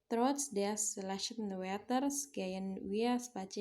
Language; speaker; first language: German; non-native, fluent; Indonesian